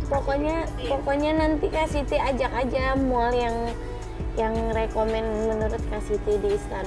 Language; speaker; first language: Indonesian; native; Indonesian